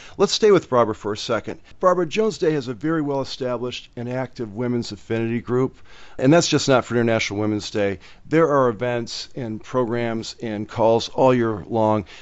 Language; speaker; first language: English; native; English